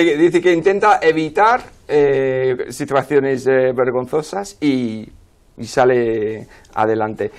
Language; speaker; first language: Spanish; non-native, fluent; English